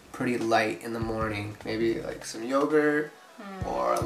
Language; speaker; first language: English; native; English